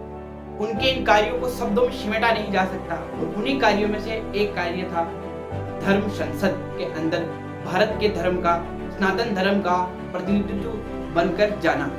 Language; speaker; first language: Hindi; native; Hindi